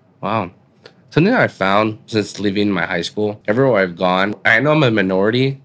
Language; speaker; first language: English; native; English